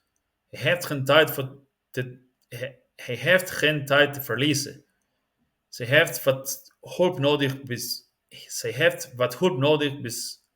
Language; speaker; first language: Dutch; non-native, learner; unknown